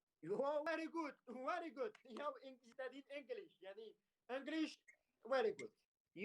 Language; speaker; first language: English; non-native, learner; Turkish